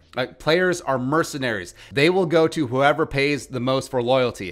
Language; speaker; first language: English; native; English